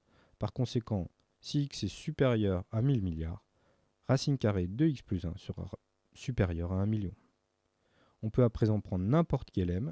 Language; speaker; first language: French; native; French